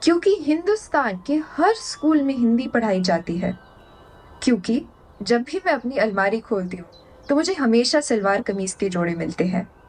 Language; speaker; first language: Hindi; native; Hindi